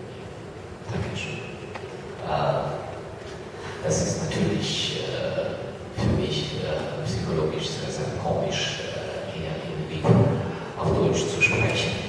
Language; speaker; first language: German; non-native, fluent; Ukrainian